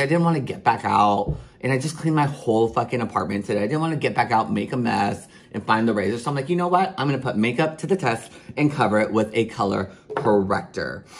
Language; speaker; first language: English; early bilingual, other home language; Spanish